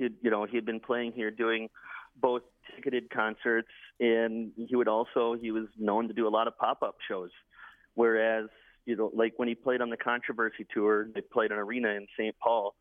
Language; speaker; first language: English; native; English